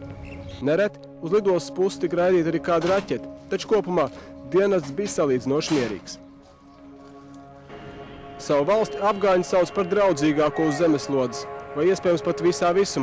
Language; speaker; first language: Latvian; native; Latvian